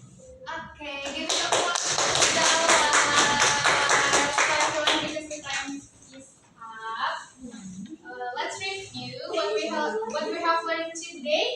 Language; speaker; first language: English; non-native, learner; Indonesian